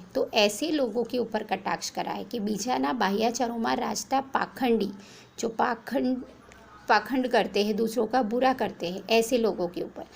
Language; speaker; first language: Hindi; non-native, local second language; Gujarati